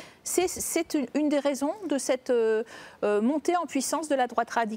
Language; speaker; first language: French; native; French